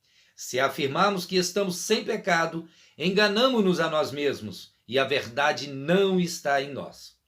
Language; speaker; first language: Portuguese; native; Portuguese